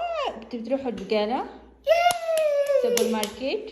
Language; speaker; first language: Arabic; non-native, fluent; Urdu